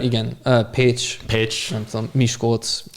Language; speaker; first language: Hungarian; non-native, fluent; English